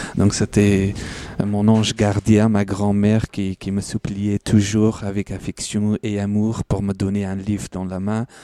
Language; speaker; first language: French; non-native, fluent; Persian